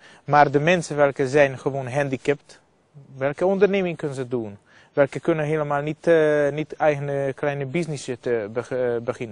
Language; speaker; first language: Dutch; non-native, fluent; Hungarian